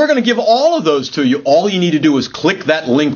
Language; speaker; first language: English; native; English